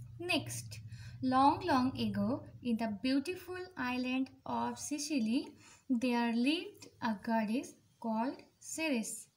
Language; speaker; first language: English; non-native, local second language; Bangla